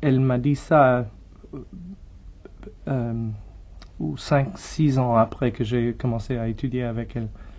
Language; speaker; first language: French; non-native, fluent; English